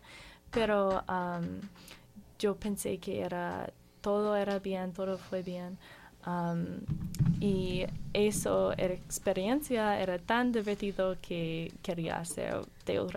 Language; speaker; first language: Spanish; non-native, learner; English